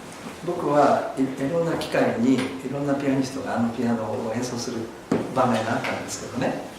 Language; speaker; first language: Japanese; native; Japanese